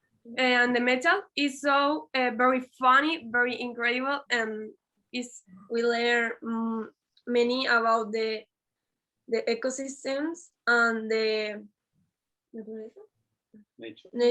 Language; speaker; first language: English; non-native, learner; Spanish